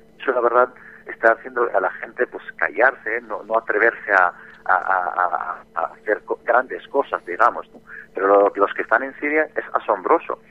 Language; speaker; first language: Spanish; non-native, fluent; Arabic